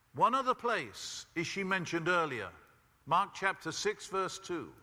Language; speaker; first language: English; native; English